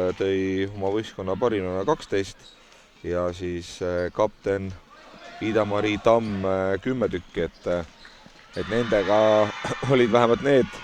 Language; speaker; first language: Estonian; native; Estonian